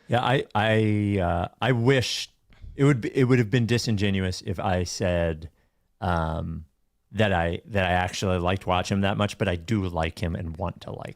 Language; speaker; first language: English; native; English